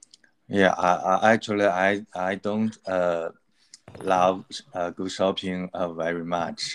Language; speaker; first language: English; non-native, learner; Chinese